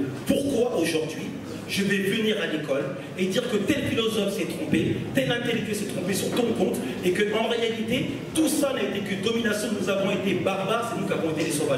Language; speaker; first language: French; native; French